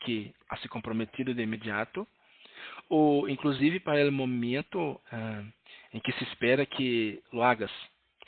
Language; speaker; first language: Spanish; non-native, learner; Portuguese